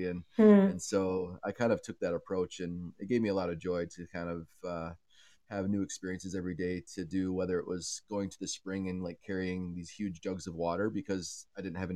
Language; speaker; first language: English; native; English